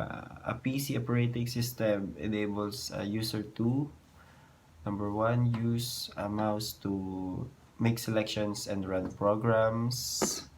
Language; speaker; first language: English; non-native, local second language; Filipino